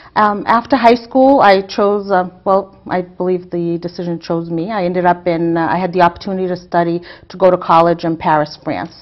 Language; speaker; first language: English; native; English